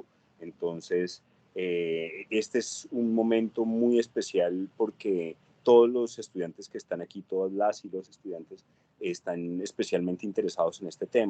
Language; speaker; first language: Spanish; native; Spanish